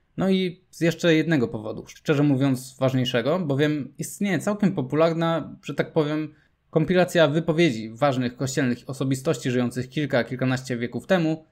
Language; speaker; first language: Polish; native; Polish